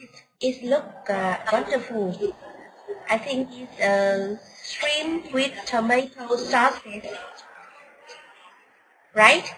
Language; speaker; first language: English; non-native, learner; Vietnamese